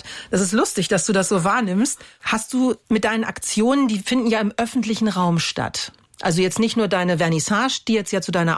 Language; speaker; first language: German; native; German